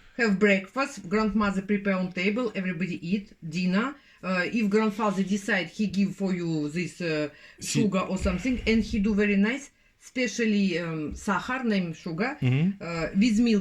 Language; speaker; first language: English; non-native, learner; Russian